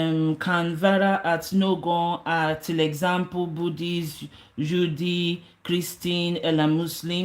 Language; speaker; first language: Swedish; non-native, learner; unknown